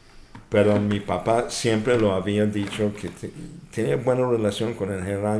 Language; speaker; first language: Spanish; non-native, fluent; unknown